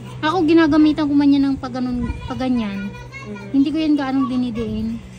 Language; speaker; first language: Filipino; native; Filipino